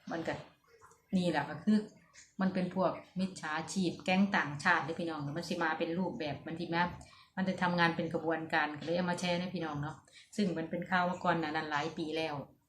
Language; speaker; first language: Thai; native; Thai